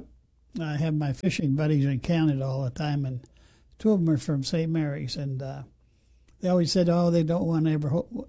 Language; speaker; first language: English; native; English